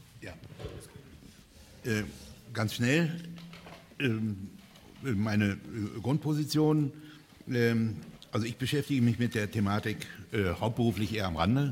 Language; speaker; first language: German; native; German